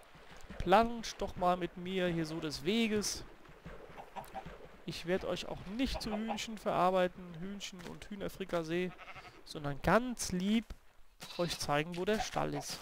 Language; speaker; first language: German; native; German